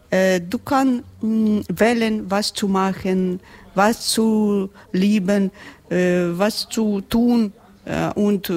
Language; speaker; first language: German; non-native, learner; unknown